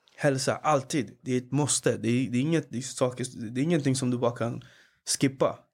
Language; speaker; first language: Swedish; early bilingual, other home language; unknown